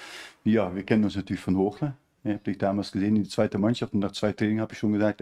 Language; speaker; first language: German; native; German